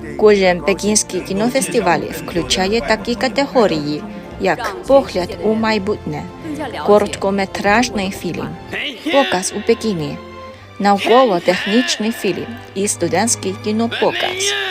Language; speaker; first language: Ukrainian; non-native, learner; Chinese